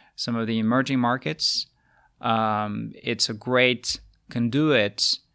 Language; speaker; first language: English; non-native, fluent; French